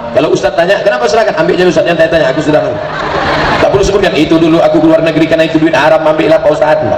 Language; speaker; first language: Indonesian; native; Indonesian